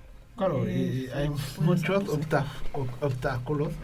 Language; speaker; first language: Spanish; non-native, fluent; Haitian Creole